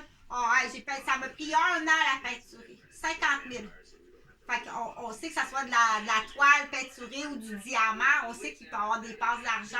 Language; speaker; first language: French; native; French